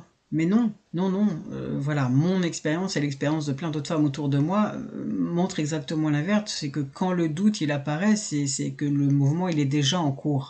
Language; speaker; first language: French; native; French